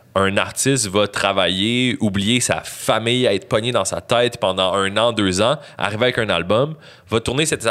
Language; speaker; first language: French; native; French